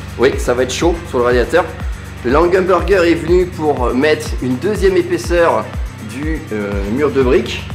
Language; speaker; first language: French; native; French